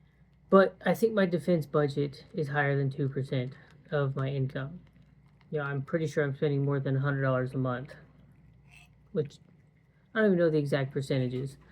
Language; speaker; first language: English; native; English